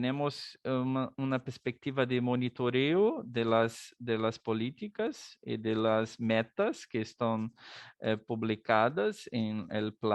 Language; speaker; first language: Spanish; non-native, learner; Portuguese